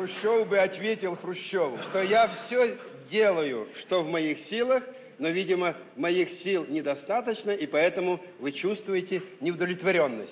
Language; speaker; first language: Russian; native; Russian